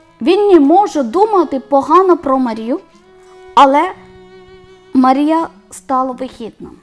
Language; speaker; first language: Ukrainian; non-native, learner; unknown